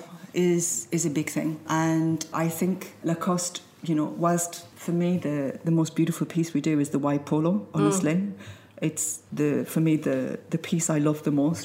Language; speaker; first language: English; native; English